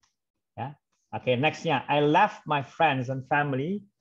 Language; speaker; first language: English; non-native, fluent; Indonesian